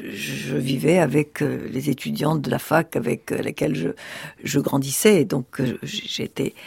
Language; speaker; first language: French; early bilingual, other home language; Russian